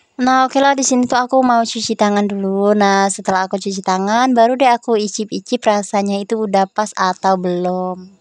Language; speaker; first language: Indonesian; non-native, local second language; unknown